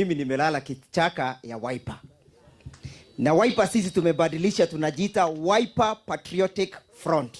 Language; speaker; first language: Swahili; non-native, local second language; Kamba